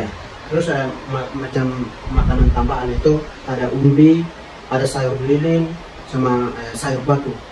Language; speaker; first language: Indonesian; non-native, local second language; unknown